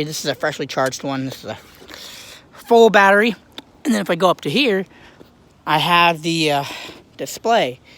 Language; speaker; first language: English; native; English